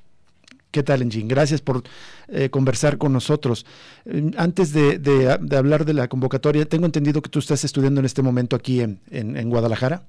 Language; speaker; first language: Spanish; native; Spanish